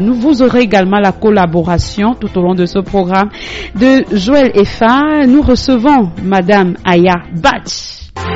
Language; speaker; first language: French; non-native, local second language; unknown